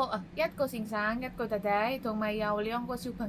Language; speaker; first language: Cantonese; non-native, learner; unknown